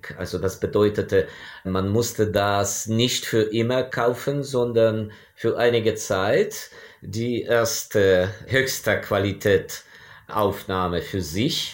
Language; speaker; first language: German; non-native, fluent; Ukrainian